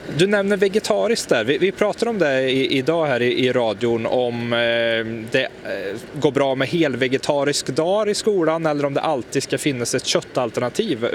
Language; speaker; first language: Swedish; native; Swedish